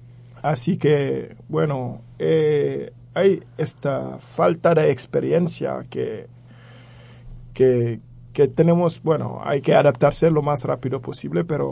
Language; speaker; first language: Spanish; non-native, fluent; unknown